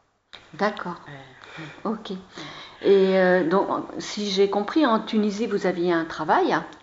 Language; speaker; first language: French; native; French